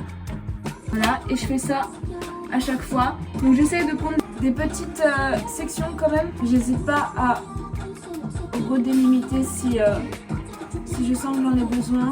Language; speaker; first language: French; native; French